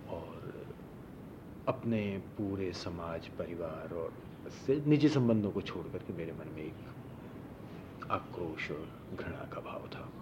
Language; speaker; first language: Hindi; non-native, local second language; Marwari